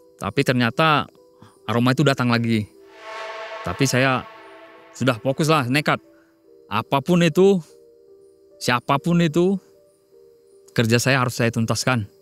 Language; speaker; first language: Indonesian; non-native, local second language; Batak Toba